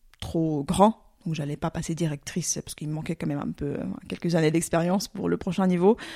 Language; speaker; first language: French; early bilingual, other home language; Russian